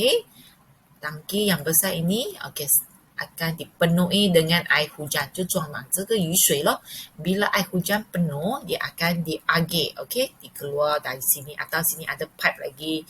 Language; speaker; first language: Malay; non-native, local second language; Chinese